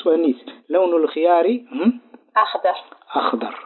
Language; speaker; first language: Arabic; non-native, fluent; Tigrinya